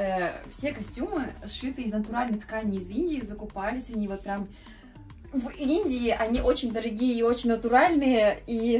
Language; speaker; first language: Russian; native; Russian